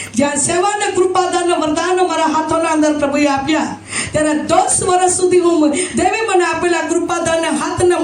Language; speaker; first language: Gujarati; non-native, local second language; Gamit